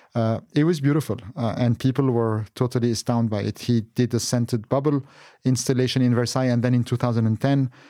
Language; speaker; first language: English; non-native, fluent; Arabic